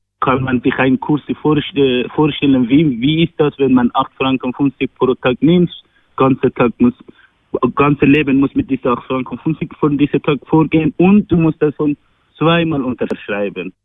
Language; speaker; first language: German; non-native, learner; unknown